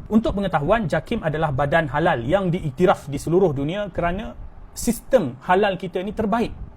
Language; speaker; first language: Malay; native; Malay